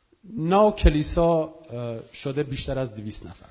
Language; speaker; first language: Persian; non-native, local second language; Kurdish